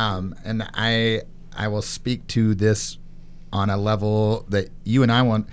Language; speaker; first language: English; native; English